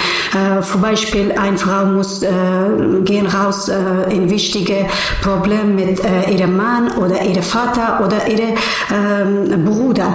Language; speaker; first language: German; non-native, learner; Persian